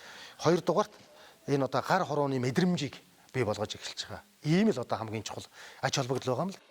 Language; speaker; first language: Mongolian; native; Mongolian